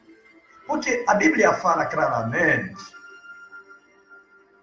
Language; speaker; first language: Portuguese; non-native, learner; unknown